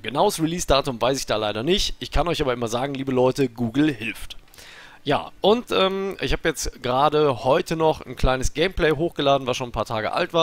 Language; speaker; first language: German; native; German